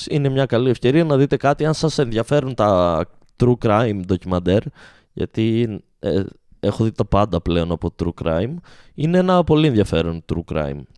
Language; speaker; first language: Greek; native; Greek